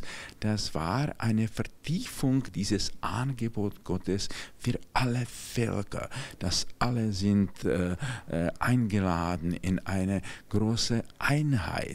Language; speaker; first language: German; non-native, fluent; Czech